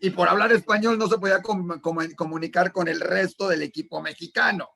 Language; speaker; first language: Spanish; native; Spanish